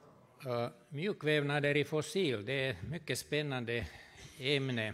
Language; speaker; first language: Swedish; non-native, fluent; Finnish